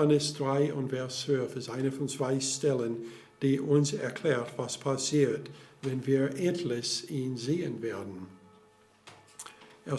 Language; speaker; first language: German; non-native, fluent; English